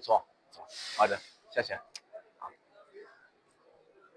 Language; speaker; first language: Chinese; non-native, learner; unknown